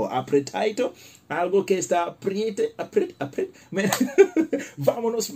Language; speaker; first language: Spanish; non-native, learner; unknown